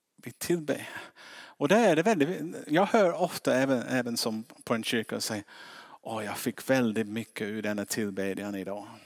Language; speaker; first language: Swedish; non-native, fluent; English